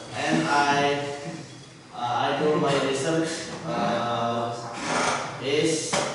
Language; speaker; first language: English; non-native, learner; Indonesian